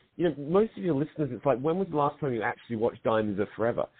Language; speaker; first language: English; native; English